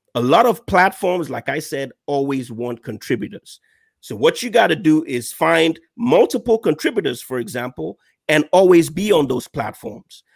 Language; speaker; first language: English; non-native, local second language; Yoruba